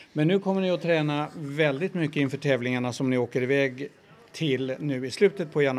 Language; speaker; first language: Swedish; native; Swedish